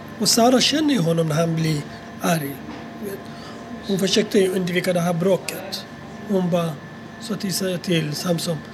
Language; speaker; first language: Swedish; non-native, fluent; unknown